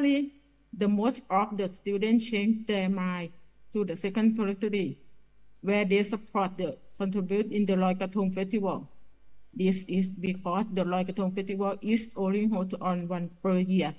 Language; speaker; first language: English; non-native, learner; Thai